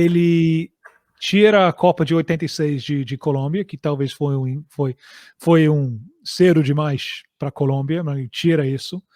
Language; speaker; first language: Portuguese; non-native, fluent; English